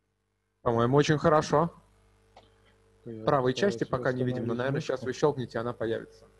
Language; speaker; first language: Russian; native; Russian